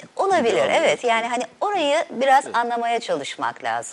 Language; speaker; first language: Turkish; native; Turkish